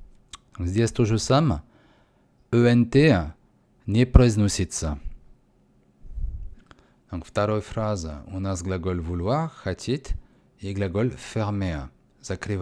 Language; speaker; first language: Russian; non-native, learner; French